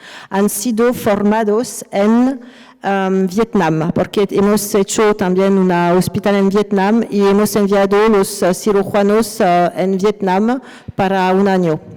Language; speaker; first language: Spanish; non-native, fluent; French